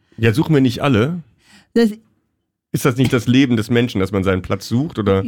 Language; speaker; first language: German; native; German